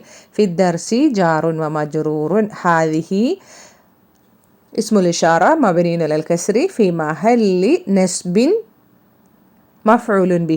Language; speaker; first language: Arabic; non-native, fluent; Malayalam